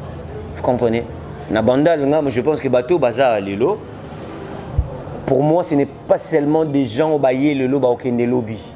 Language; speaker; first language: French; non-native, local second language; Lingala